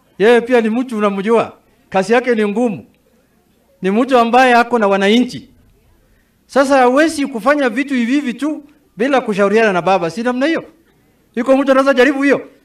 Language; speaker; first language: Swahili; non-native, local second language; Somali